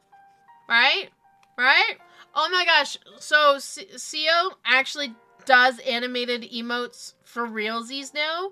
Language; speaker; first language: English; native; English